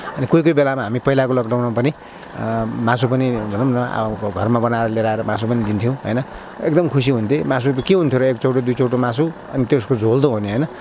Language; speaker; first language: Nepali; native; Nepali